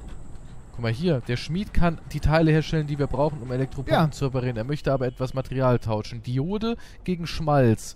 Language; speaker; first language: German; native; German